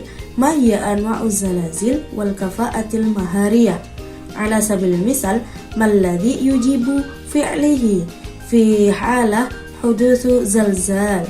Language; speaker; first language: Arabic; non-native, learner; Indonesian